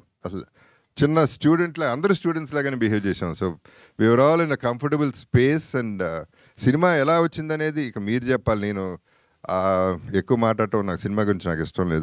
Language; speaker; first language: Telugu; native; Telugu